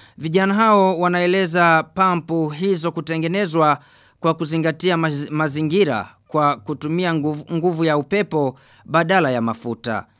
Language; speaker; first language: Swahili; non-native, local second language; Rundi